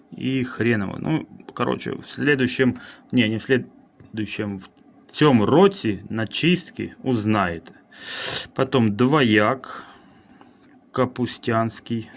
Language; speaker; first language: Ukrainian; native; Ukrainian